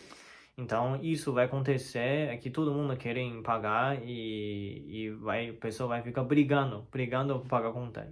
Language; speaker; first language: Portuguese; non-native, learner; Chinese